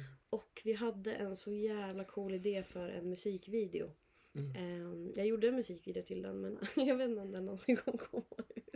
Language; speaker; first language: Swedish; native; Swedish